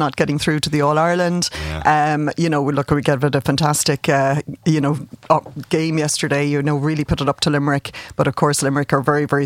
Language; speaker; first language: English; native; English